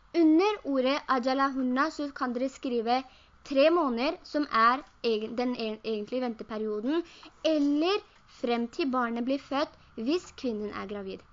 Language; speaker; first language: Norwegian; early bilingual, other home language; Urdu